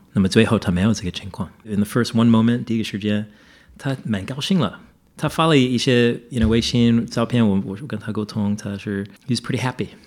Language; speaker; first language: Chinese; non-native, fluent; English